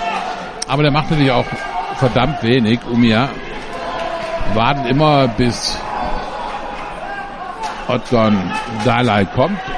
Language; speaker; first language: German; native; German